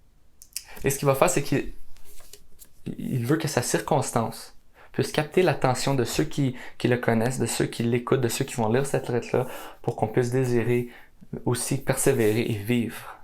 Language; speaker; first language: French; native; French